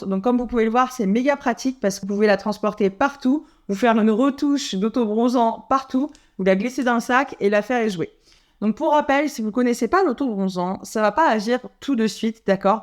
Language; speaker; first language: French; native; French